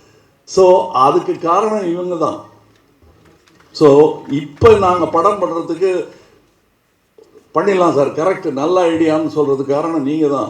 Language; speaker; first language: Tamil; native; Tamil